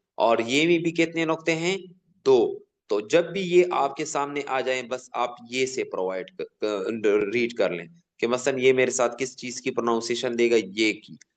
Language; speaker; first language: Urdu; non-native, local second language; Pashto